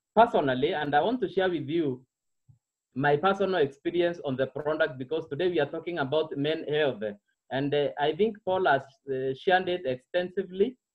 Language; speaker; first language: English; non-native, local second language; Meru